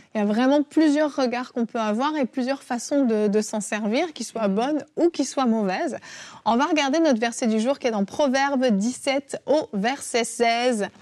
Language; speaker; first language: French; native; French